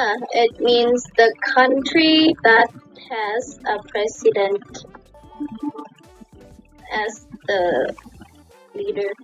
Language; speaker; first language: English; non-native, fluent; Thai